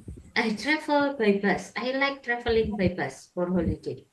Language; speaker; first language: English; non-native, fluent; Indonesian